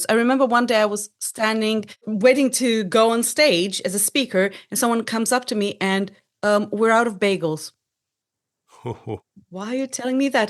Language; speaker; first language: English; non-native, fluent; Hebrew